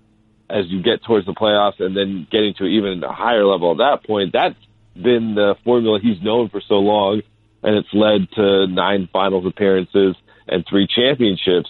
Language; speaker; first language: English; native; English